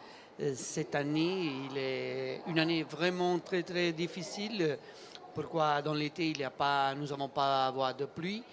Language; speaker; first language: French; non-native, learner; Italian